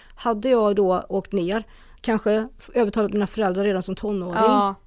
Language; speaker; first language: Swedish; native; Swedish